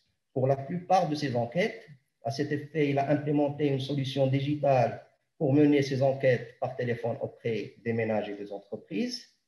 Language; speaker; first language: French; non-native, local second language; Arabic